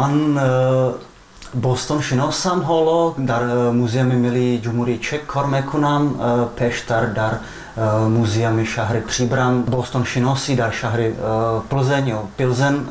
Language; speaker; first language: Persian; non-native, fluent; Czech